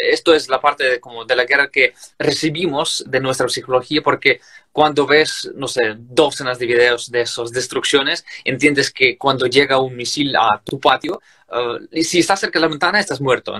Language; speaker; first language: Spanish; non-native, fluent; Russian